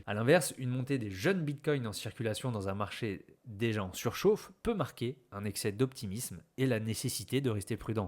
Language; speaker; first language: French; native; French